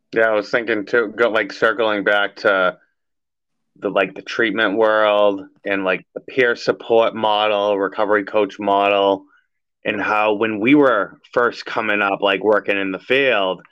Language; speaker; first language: English; native; English